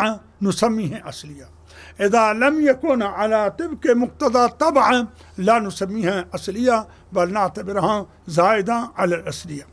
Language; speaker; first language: Arabic; non-native, fluent; Urdu